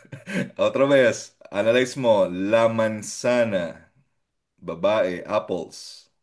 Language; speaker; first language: Spanish; non-native, fluent; Filipino